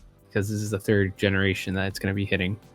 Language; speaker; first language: English; native; English